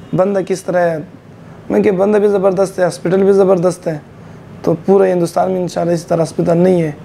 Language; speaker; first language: Hindi; non-native, learner; Persian